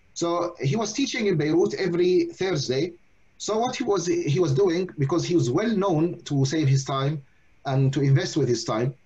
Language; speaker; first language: English; non-native, fluent; Arabic